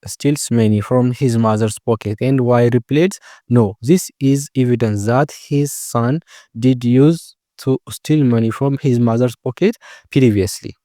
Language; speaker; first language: English; non-native, local second language; Amharic